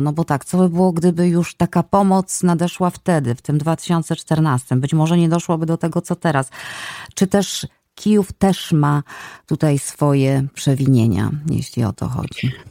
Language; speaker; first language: Polish; native; Polish